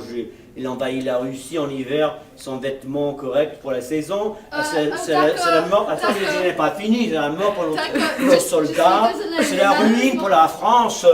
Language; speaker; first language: French; non-native, learner; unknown